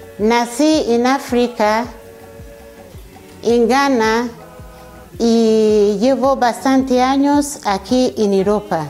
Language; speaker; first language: Spanish; non-native, fluent; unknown